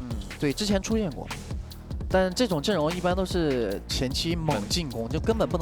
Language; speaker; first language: Chinese; native; Chinese